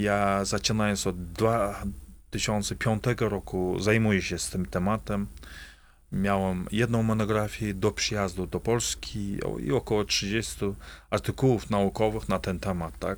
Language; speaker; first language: Polish; non-native, fluent; Kazakh